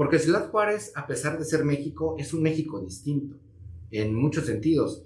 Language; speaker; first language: Spanish; native; Spanish